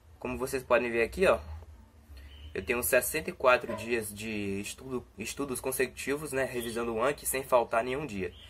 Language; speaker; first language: Portuguese; native; Portuguese